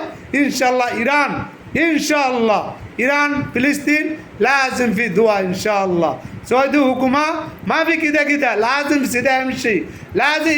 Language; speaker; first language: Arabic; non-native, learner; Bangla